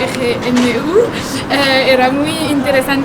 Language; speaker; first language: Spanish; non-native, learner; French